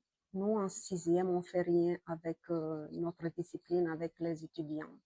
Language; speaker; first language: French; non-native, fluent; Romanian